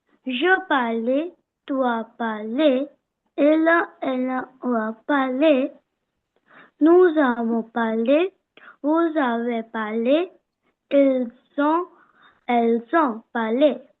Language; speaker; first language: French; non-native, learner; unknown